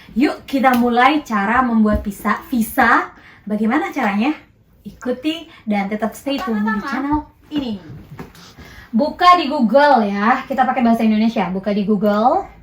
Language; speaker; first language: Indonesian; native; Indonesian